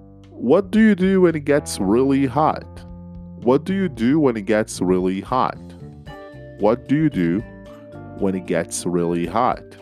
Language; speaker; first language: English; non-native, fluent; Portuguese